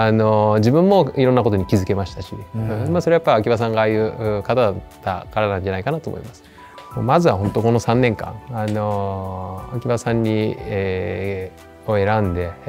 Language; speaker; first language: Japanese; native; Japanese